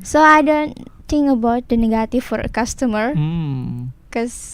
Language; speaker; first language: English; non-native, learner; Indonesian